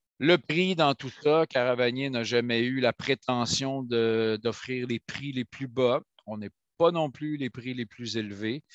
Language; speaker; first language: French; native; French